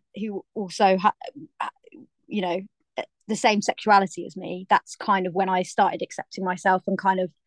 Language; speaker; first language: English; native; English